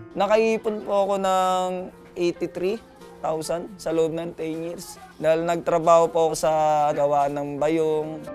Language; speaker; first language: Filipino; native; Filipino